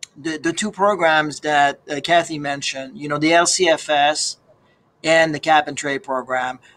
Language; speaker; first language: English; native; English